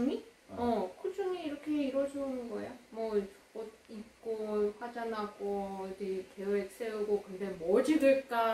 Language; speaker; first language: Korean; non-native, learner; Russian